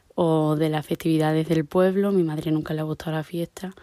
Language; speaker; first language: Spanish; native; Spanish